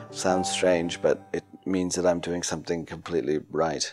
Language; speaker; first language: English; native; English